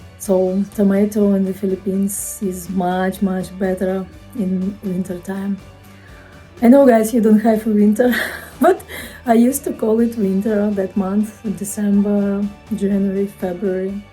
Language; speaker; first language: English; non-native, fluent; Russian